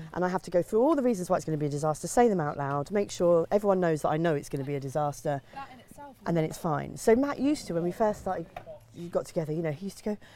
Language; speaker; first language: English; native; English